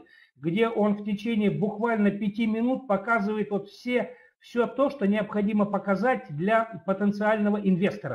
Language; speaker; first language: Russian; native; Russian